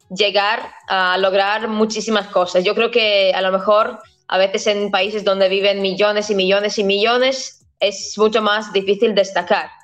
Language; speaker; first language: Spanish; non-native, fluent; Latvian